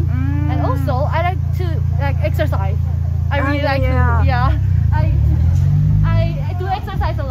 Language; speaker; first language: English; non-native, fluent; Chinese